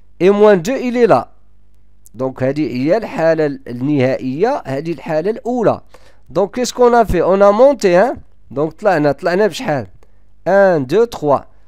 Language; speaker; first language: French; non-native, local second language; Arabic